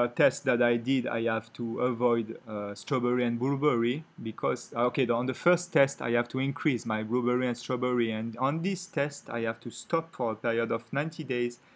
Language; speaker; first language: English; non-native, fluent; French